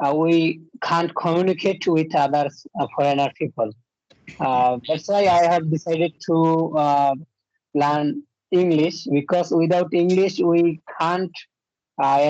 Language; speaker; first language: English; non-native, learner; Bangla